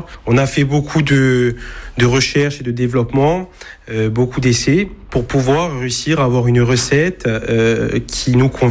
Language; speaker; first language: French; native; French